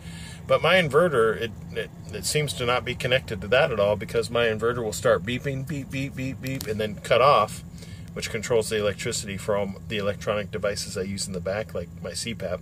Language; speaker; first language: English; native; English